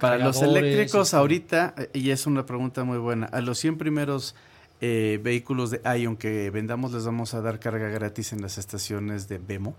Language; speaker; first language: Spanish; native; Spanish